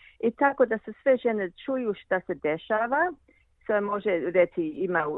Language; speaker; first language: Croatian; early bilingual, heritage; Croatian